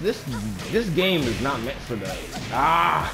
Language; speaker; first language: English; native; English